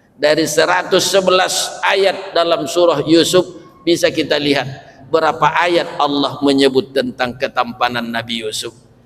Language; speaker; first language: Malay; non-native, local second language; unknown